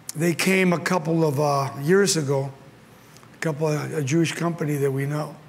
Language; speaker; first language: English; early bilingual, other home language; Spanish